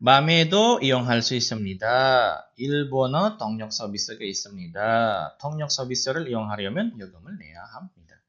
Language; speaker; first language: Korean; non-native, fluent; Indonesian